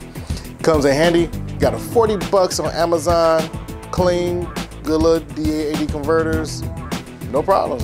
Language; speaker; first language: English; native; English